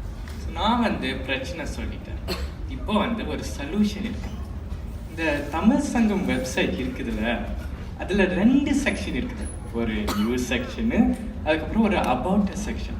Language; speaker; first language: Tamil; early bilingual, heritage; Tamil